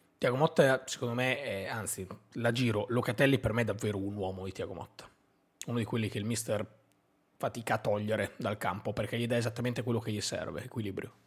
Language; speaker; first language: Italian; native; Italian